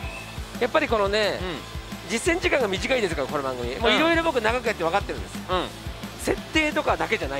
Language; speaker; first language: Japanese; native; Japanese